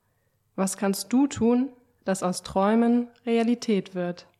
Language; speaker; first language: German; native; German